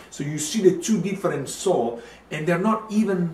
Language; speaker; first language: English; non-native, fluent; Italian